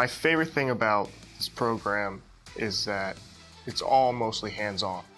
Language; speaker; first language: English; native; English